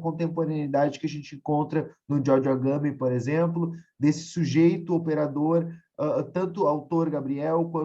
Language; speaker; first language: Portuguese; native; Portuguese